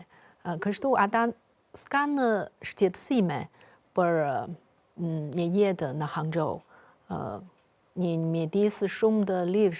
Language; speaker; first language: Albanian; non-native, fluent; Chinese